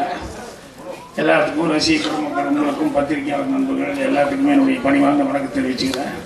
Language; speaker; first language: Tamil; native; Tamil